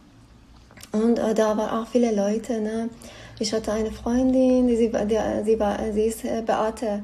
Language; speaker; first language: German; non-native, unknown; Persian